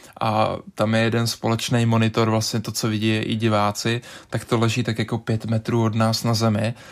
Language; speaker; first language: Czech; native; Czech